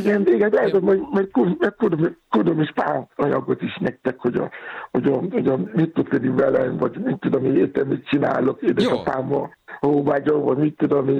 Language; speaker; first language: Hungarian; non-native, fluent; Yoruba